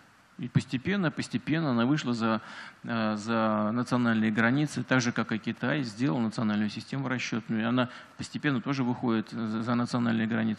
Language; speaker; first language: Russian; native; Russian